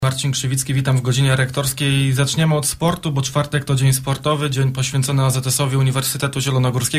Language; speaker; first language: Polish; native; Polish